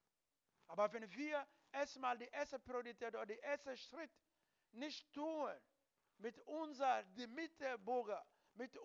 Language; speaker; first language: German; non-native, learner; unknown